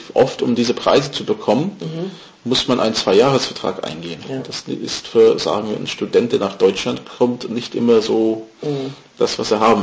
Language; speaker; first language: German; non-native, fluent; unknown